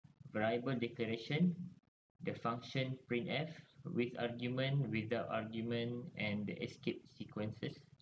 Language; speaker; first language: English; non-native, local second language; Malay